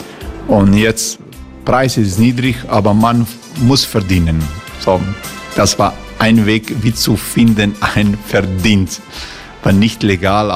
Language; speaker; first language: German; non-native, learner; Croatian